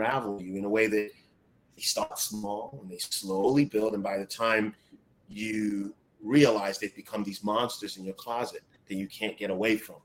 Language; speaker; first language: English; non-native, local second language; Akan